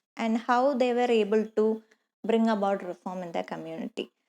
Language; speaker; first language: English; non-native, local second language; Malayalam